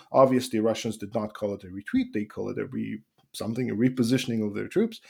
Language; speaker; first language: English; non-native, fluent; Russian